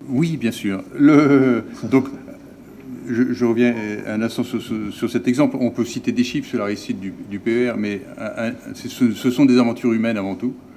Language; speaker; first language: French; native; French